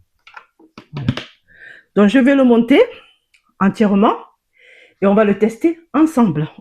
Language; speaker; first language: French; native; French